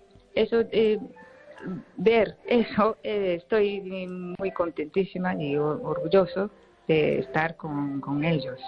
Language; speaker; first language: Spanish; non-native, learner; Japanese